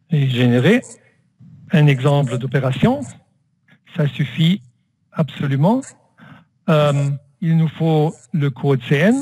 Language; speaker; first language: French; non-native, fluent; German